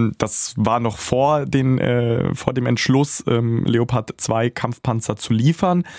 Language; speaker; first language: German; early bilingual, other home language; Russian